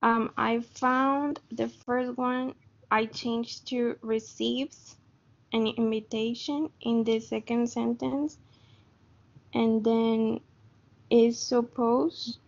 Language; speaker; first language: English; non-native, learner; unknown